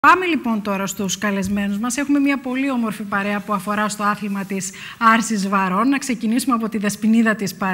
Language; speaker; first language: Greek; native; Greek